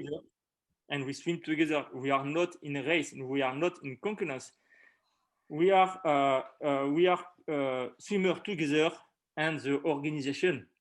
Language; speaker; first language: English; non-native, learner; French